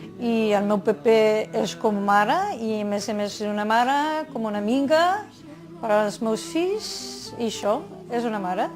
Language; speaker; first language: Catalan; non-native, fluent; Arabic